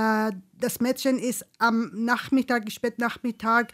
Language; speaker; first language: German; non-native, fluent; Persian